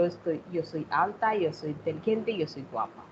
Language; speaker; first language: Spanish; non-native, fluent; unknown